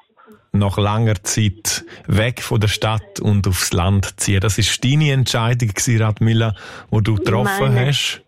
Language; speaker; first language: German; native; German